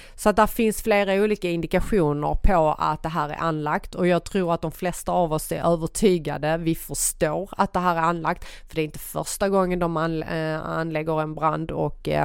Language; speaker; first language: Swedish; early bilingual, other home language; Persian